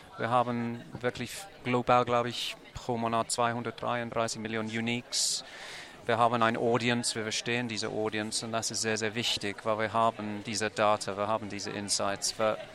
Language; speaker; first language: German; non-native, fluent; English